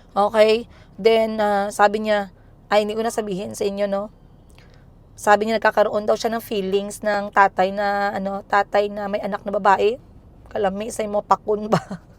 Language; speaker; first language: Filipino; non-native, local second language; Cebuano